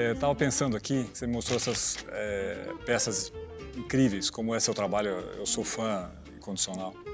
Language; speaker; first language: Portuguese; native; Portuguese